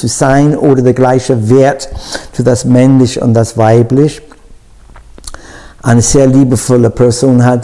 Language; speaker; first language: German; non-native, fluent; English